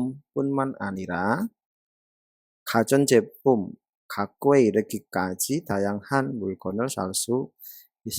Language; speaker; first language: Korean; non-native, fluent; Indonesian